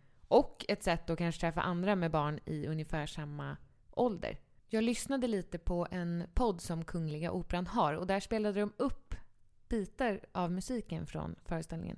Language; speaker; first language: Swedish; native; Swedish